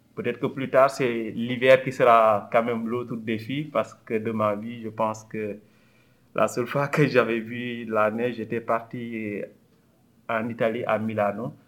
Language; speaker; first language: French; non-native, local second language; Wolof